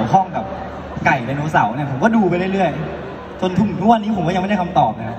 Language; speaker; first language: Thai; native; Thai